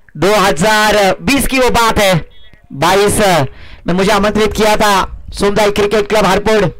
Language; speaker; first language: Hindi; non-native, local second language; Marathi